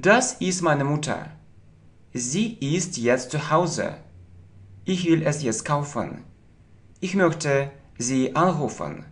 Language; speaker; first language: German; non-native, fluent; Russian